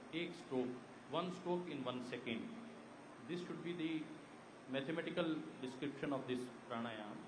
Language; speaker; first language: English; non-native, local second language; Hindi